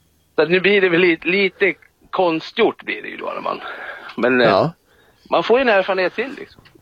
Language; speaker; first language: Swedish; native; Swedish